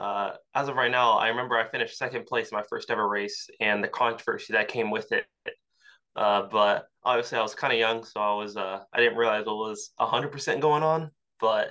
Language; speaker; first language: English; native; English